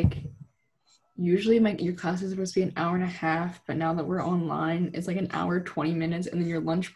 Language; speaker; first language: English; native; English